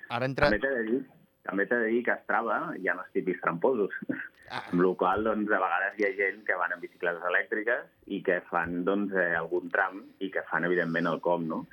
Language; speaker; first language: Catalan; native; Catalan